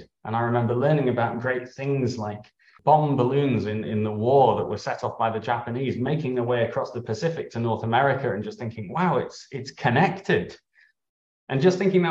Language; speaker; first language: English; native; English